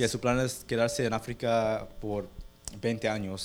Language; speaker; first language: Spanish; early bilingual, heritage; Spanish